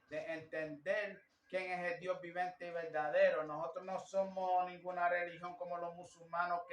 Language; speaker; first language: Spanish; early bilingual, heritage; Spanish